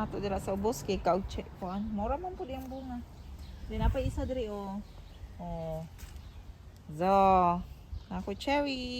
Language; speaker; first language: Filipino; non-native, local second language; Cebuano